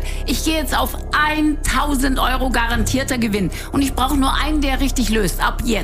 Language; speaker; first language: German; native; German